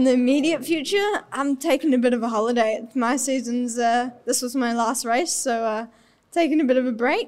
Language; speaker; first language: English; native; English